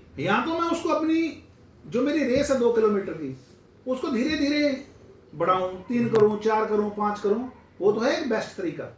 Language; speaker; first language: Hindi; non-native, local second language; Punjabi